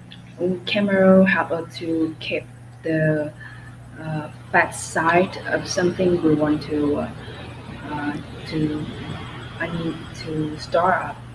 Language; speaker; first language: English; non-native, learner; Vietnamese